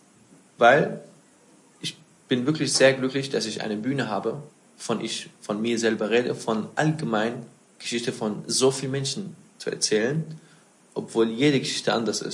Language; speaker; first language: German; non-native, fluent; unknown